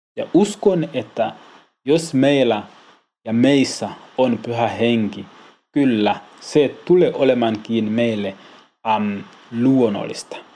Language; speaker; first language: Finnish; non-native, learner; Swahili